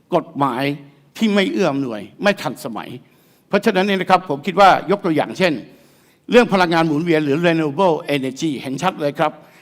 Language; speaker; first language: Thai; native; Thai